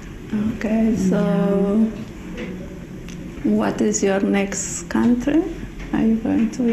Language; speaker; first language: English; non-native, learner; Spanish